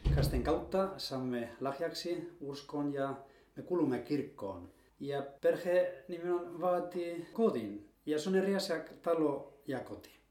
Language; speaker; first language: Finnish; non-native, fluent; Spanish